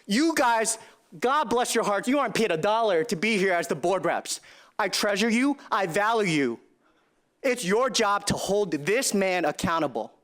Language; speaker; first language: English; early bilingual, other home language; Chinese